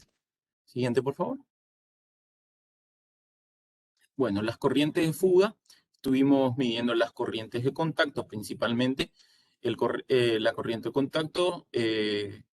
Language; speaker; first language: Spanish; native; Spanish